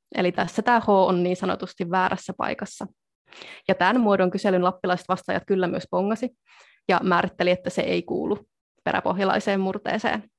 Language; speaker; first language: Finnish; native; Finnish